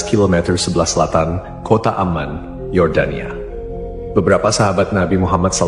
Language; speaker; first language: Indonesian; native; Indonesian